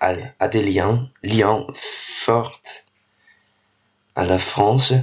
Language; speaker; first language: French; non-native, learner; Danish